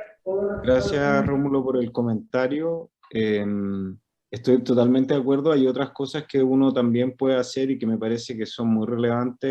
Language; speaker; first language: Spanish; native; Spanish